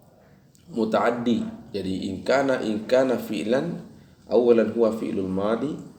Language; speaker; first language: Arabic; non-native, fluent; Indonesian